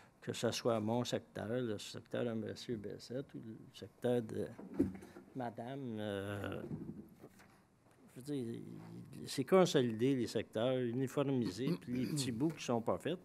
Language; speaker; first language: French; native; French